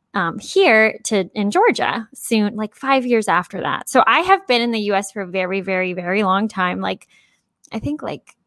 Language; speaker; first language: English; early bilingual, heritage; English